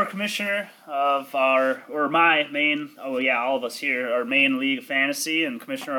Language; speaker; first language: English; native; English